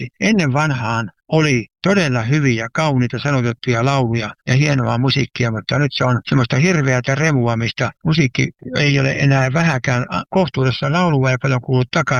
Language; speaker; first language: Finnish; native; Finnish